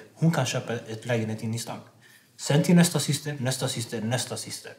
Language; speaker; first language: Swedish; non-native, local second language; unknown